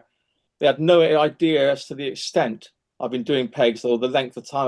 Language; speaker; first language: English; native; English